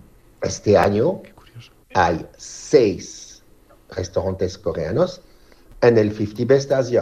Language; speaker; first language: Spanish; non-native, learner; French